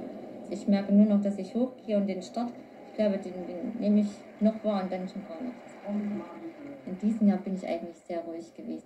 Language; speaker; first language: German; native; German